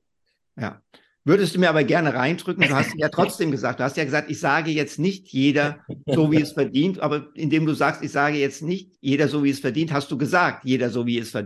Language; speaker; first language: German; native; German